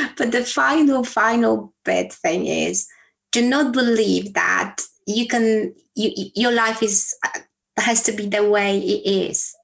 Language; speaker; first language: English; non-native, fluent; Polish